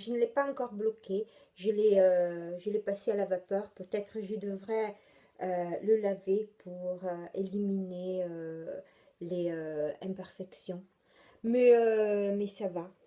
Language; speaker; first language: French; non-native, fluent; Italian